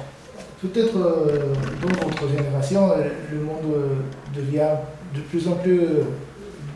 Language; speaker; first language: French; non-native, learner; Korean